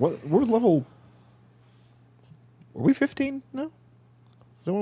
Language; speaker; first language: English; native; English